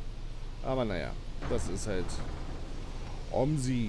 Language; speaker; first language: German; native; German